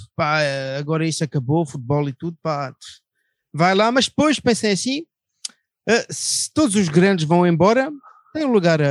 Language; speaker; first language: Portuguese; non-native, fluent; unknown